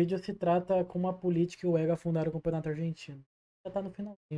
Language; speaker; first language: Portuguese; native; Portuguese